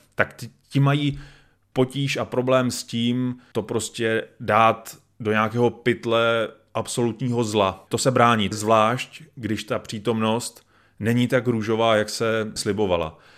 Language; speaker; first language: Czech; native; Czech